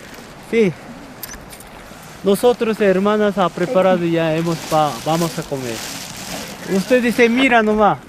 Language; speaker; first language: Spanish; non-native, learner; Korean